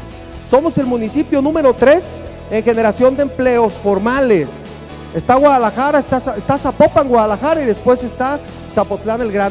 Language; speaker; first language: Spanish; native; Spanish